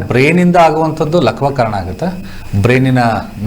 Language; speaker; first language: Kannada; native; Kannada